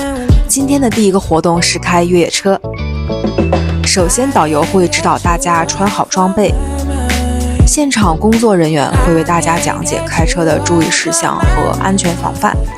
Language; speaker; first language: Chinese; native; Chinese